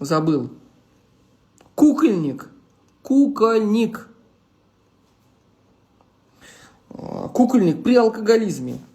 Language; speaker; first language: Russian; non-native, local second language; Uzbek